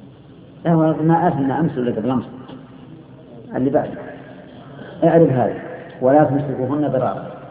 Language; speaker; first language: Arabic; native; Arabic